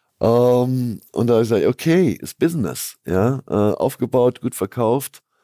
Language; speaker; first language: German; native; German